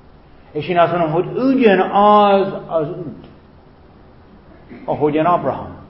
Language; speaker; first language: Hungarian; non-native, fluent; English